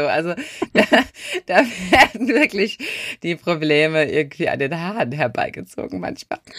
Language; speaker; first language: German; native; German